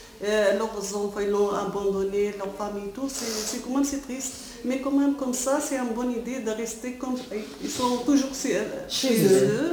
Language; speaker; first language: French; non-native, learner; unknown